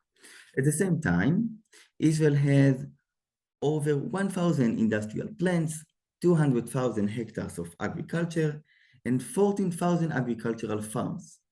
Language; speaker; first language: English; non-native, fluent; Hebrew